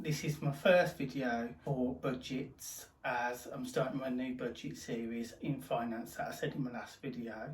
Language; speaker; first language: English; native; English